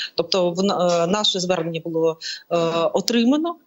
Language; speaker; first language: Ukrainian; native; Ukrainian